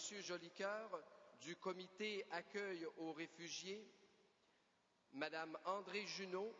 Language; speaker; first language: French; native; French